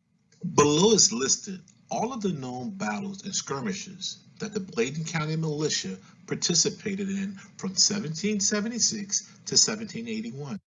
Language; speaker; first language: English; native; English